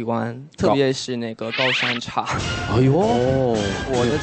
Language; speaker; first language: Chinese; non-native, fluent; English